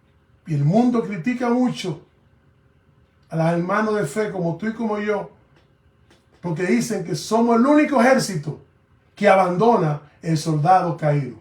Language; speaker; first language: Spanish; native; Spanish